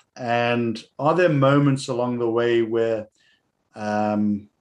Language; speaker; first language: English; native; English